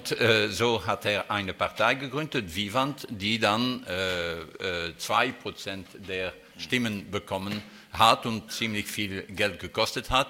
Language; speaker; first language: German; non-native, fluent; French